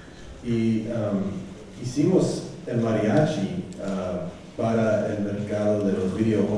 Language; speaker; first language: Spanish; early bilingual, heritage; Spanish